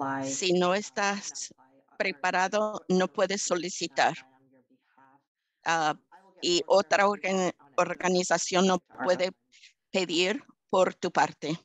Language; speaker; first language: Spanish; early bilingual, heritage; English